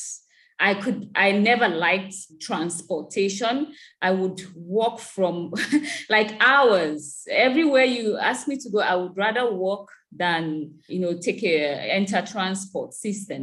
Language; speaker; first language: English; non-native, local second language; Igbo